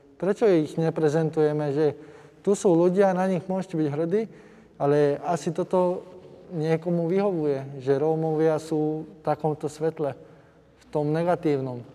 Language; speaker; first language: Slovak; non-native, local second language; Hungarian